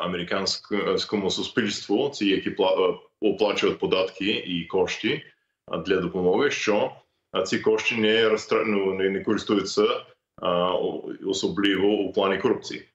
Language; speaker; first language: Ukrainian; non-native, fluent; English